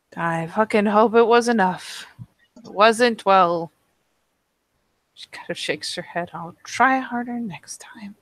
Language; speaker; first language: English; native; English